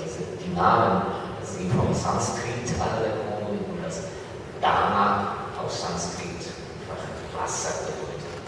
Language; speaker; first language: German; non-native, fluent; Ukrainian